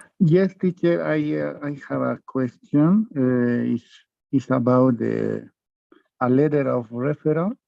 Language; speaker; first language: English; non-native, learner; Spanish